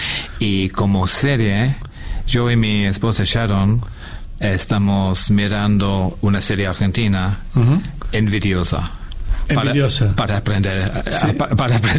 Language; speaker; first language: Spanish; non-native, learner; English